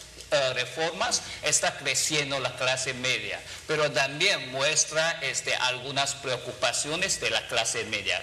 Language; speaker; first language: Spanish; non-native, fluent; Chinese